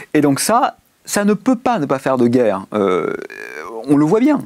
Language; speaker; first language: French; native; French